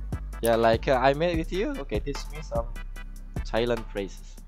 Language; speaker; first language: English; non-native, learner; Indonesian